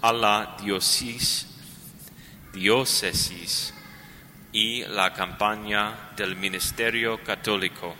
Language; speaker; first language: Spanish; non-native, learner; English